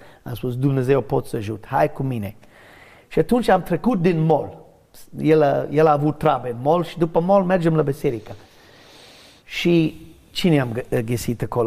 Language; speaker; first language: Romanian; non-native, learner; English